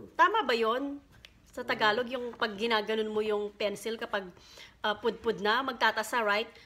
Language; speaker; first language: Filipino; non-native, local second language; Pampanga